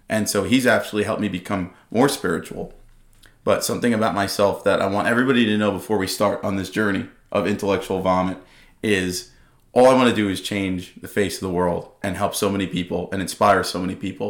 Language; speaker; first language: English; native; English